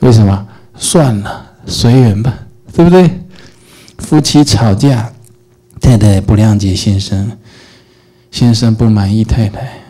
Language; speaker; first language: Chinese; native; Chinese